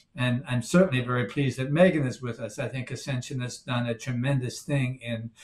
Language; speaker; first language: English; native; English